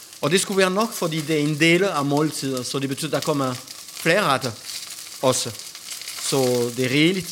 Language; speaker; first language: Danish; non-native, fluent; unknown